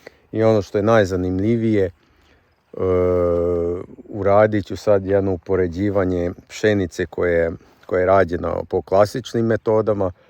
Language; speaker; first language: Croatian; native; Croatian